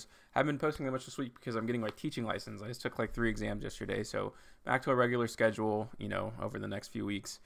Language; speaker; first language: English; native; English